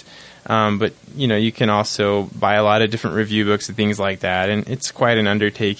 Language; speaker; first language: English; native; English